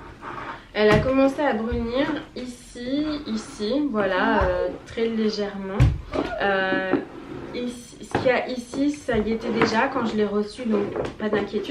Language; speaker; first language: French; native; French